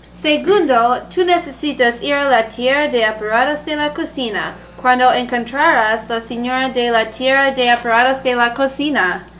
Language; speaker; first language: Spanish; non-native, learner; English